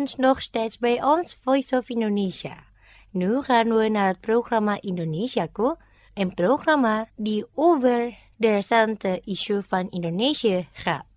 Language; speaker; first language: Dutch; non-native, fluent; Indonesian